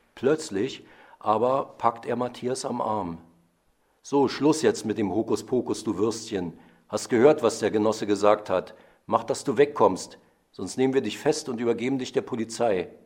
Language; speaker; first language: German; native; German